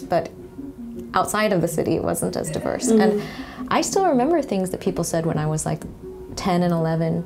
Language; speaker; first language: English; native; English